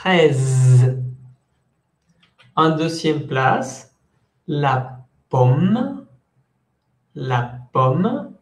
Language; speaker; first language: French; non-native, fluent; Spanish